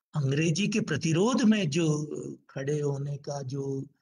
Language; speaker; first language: Hindi; native; Hindi